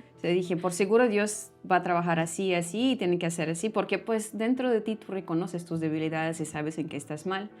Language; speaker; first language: Spanish; non-native, fluent; Russian